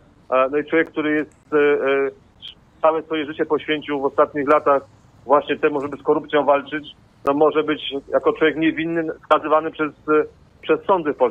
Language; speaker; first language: Polish; native; Polish